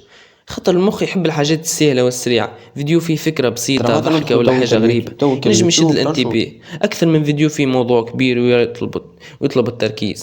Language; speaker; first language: Arabic; native; Arabic